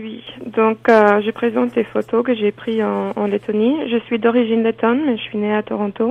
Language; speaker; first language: French; non-native, fluent; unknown